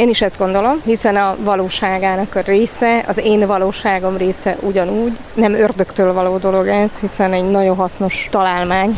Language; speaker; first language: Hungarian; native; Hungarian